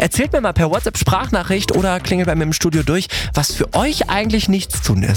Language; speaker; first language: German; native; German